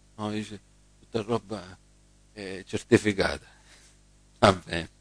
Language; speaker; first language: Italian; early bilingual, heritage; English